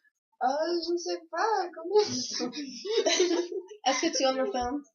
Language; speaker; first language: French; non-native, learner; English